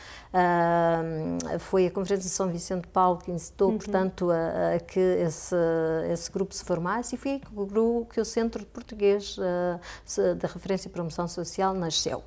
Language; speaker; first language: Portuguese; native; Portuguese